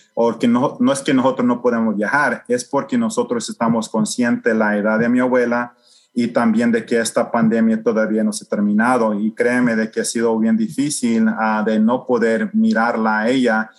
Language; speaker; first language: Spanish; native; Spanish